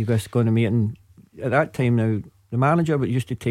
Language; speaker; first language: English; native; English